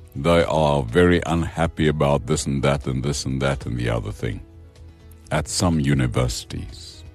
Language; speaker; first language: English; non-native, local second language; Afrikaans